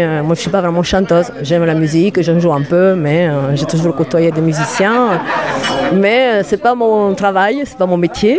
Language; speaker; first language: French; non-native, fluent; Italian